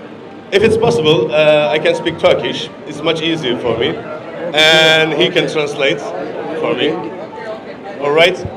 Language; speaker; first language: English; non-native, learner; Turkish